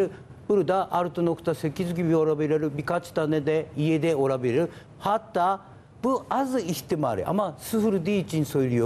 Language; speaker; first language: Turkish; non-native, learner; Japanese